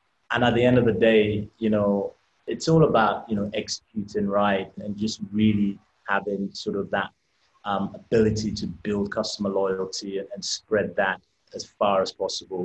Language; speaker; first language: English; native; English